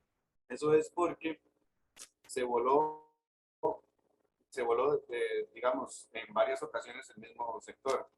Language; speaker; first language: Spanish; native; Spanish